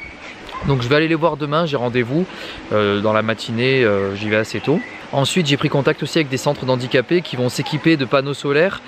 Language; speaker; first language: French; native; French